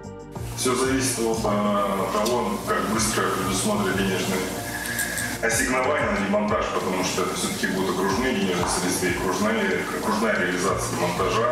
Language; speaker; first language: Russian; native; Russian